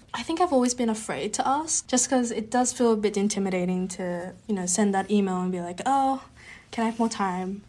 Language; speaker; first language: English; native; English